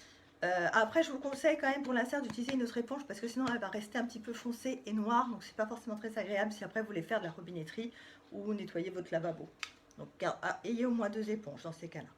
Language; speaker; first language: French; native; French